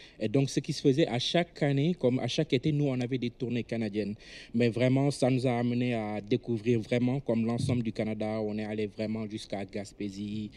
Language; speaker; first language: French; non-native, local second language; Wolof